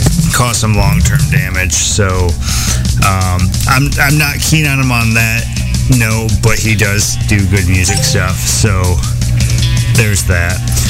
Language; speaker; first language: English; native; English